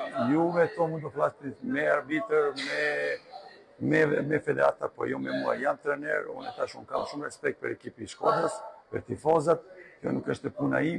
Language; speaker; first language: Albanian; non-native, learner; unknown